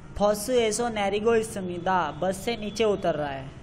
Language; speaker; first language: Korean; non-native, learner; Urdu